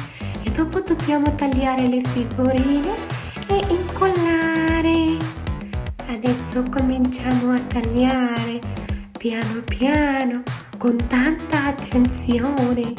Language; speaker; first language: Italian; non-native, fluent; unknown